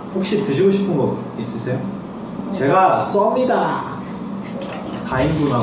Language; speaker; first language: Korean; native; Korean